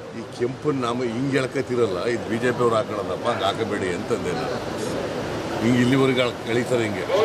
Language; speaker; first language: Kannada; native; Kannada